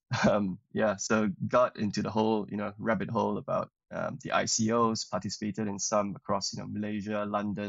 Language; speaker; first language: English; non-native, local second language; Chinese